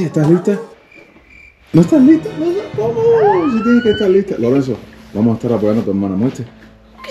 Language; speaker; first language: Spanish; native; Spanish